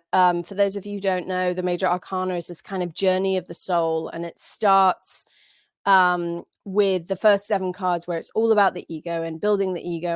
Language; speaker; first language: English; native; English